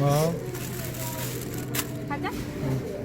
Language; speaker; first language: Korean; non-native, learner; Vietnamese